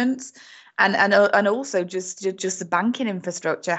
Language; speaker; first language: English; native; English